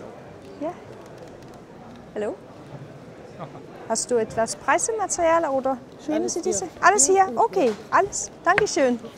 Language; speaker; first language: German; non-native, learner; Danish